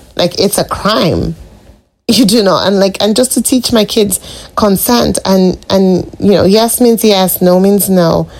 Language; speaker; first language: English; non-native, local second language; Igbo